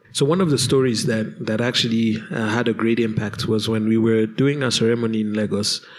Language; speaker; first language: English; non-native, local second language; Kinyarwanda